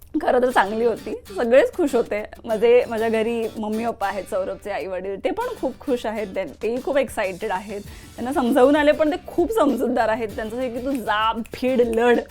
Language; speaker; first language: Marathi; native; Marathi